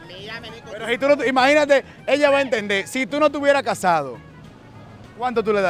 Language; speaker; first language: Spanish; native; Spanish